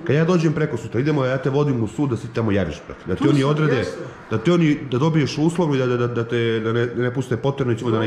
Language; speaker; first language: Serbian; native; Serbian